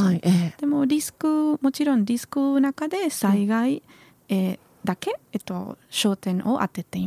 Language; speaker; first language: Japanese; non-native, learner; Spanish